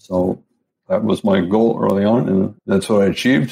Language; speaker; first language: English; native; English